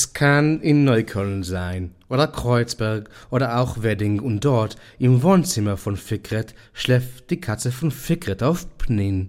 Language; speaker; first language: German; non-native, fluent; Hebrew